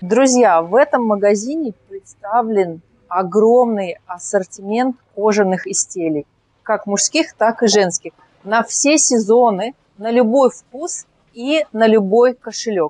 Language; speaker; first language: Russian; native; Russian